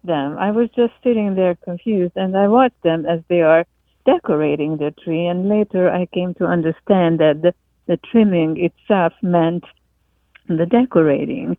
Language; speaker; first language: English; non-native, fluent; Hungarian